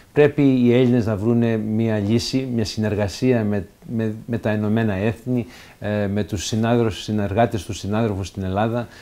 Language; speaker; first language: Greek; early bilingual, heritage; Greek